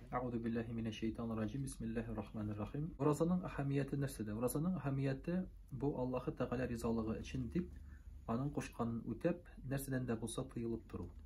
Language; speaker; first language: Tatar; native; Tatar